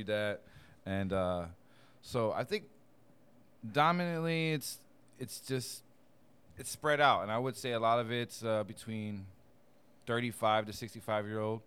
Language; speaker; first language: English; native; English